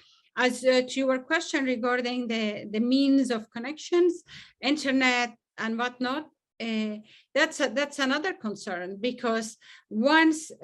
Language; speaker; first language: English; non-native, fluent; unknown